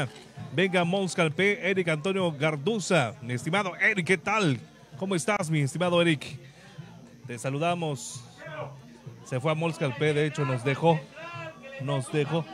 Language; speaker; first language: Spanish; native; Spanish